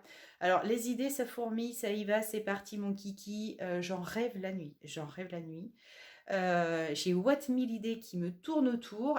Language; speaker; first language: French; native; French